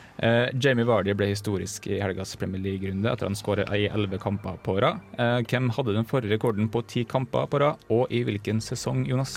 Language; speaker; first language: Norwegian; native; Norwegian